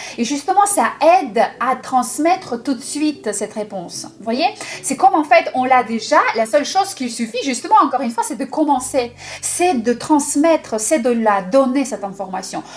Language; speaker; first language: French; non-native, fluent; Russian